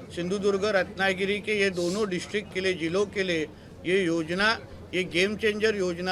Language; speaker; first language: Hindi; non-native, local second language; Marathi